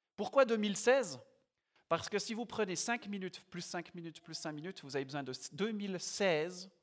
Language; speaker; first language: French; native; French